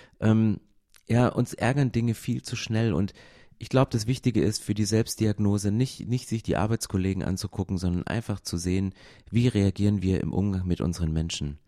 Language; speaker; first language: German; native; German